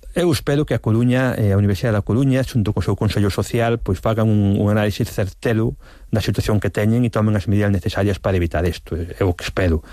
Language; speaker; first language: Galician; non-native, local second language; Spanish